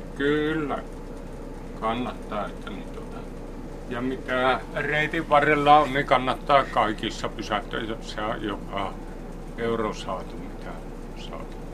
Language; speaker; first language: Finnish; native; Finnish